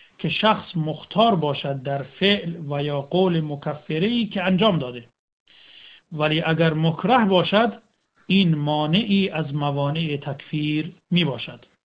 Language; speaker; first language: Persian; native; Persian